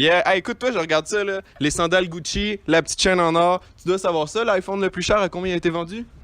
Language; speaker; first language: French; native; French